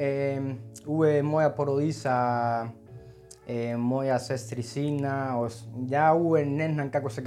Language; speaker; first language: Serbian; non-native, learner; Spanish